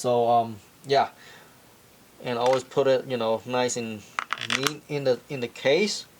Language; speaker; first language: English; non-native, fluent; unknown